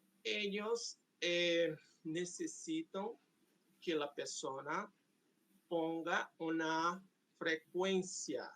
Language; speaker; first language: Spanish; non-native, fluent; Portuguese